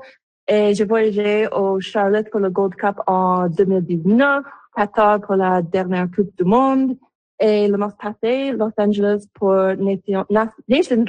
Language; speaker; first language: French; non-native, local second language; English